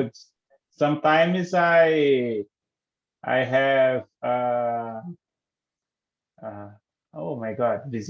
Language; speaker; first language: English; non-native, learner; Portuguese